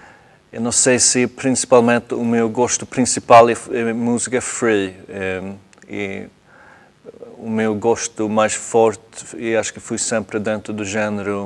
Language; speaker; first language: Portuguese; non-native, fluent; Swedish